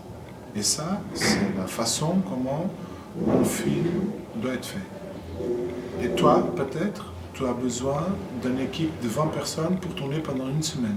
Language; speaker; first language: French; non-native, fluent; Portuguese